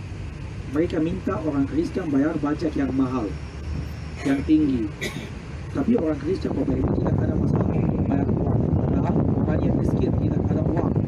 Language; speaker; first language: Indonesian; non-native, fluent; Arabic